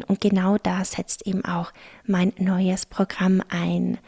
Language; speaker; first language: German; native; German